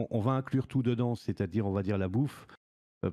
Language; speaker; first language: French; native; French